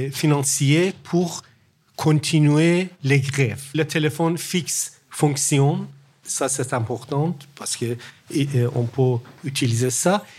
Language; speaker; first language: French; non-native, learner; Persian